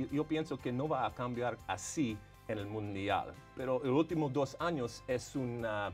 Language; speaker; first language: Spanish; non-native, fluent; English